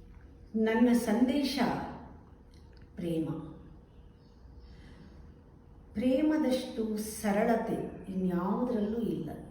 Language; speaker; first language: Kannada; native; Kannada